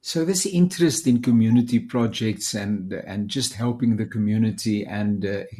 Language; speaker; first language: English; non-native, local second language; Afrikaans